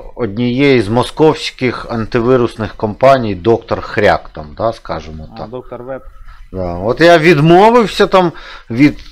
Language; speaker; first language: Ukrainian; native; Ukrainian